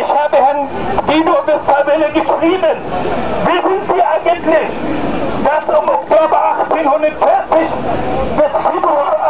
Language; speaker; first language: German; non-native, fluent; Arabic